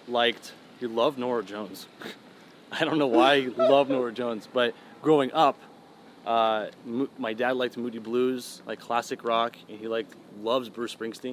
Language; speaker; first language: English; early bilingual, other home language; Persian